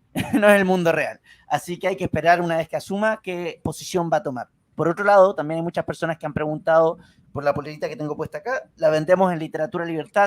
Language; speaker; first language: Spanish; native; Spanish